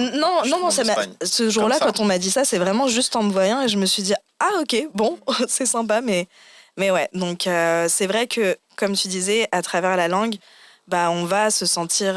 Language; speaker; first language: French; early bilingual, other home language; Spanish